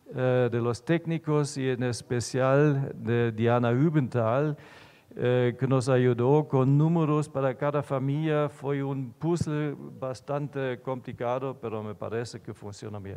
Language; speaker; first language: Spanish; non-native, fluent; German